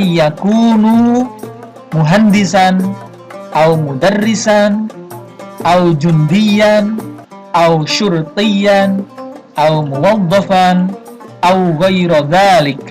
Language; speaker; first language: Arabic; non-native, fluent; Indonesian